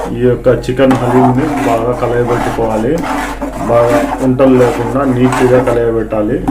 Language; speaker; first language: Telugu; non-native, local second language; Urdu